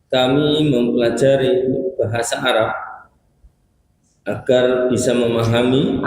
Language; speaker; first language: Indonesian; non-native, local second language; Javanese